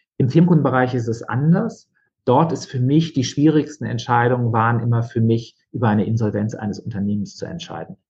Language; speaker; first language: German; native; German